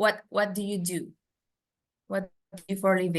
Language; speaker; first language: English; non-native, fluent; Indonesian